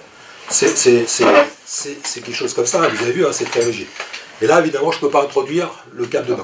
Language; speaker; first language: French; native; French